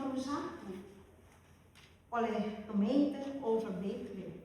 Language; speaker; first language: Dutch; early bilingual, other home language; Malay